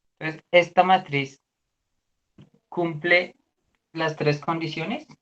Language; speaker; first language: Spanish; native; Spanish